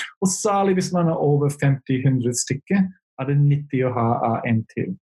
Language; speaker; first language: Norwegian; non-native, fluent; English